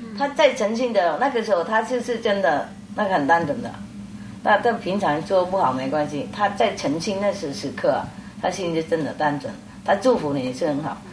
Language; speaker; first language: Chinese; non-native, fluent; Vietnamese